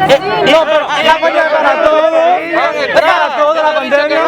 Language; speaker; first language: Spanish; non-native, fluent; Haitian Creole